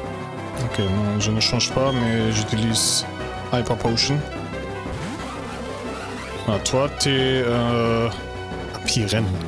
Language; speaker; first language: French; non-native, learner; German